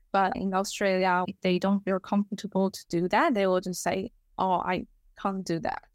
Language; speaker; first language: English; non-native, fluent; Chinese